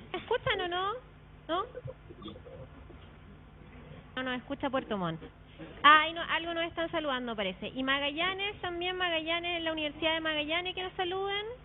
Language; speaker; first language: Spanish; native; Spanish